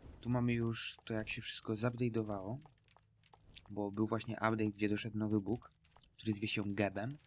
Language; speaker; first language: Polish; native; Polish